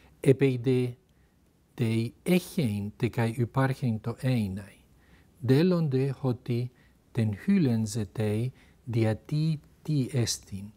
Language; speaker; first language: Greek; non-native, fluent; Spanish